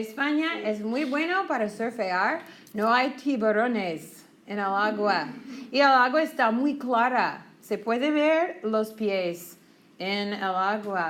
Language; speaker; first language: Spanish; non-native, fluent; English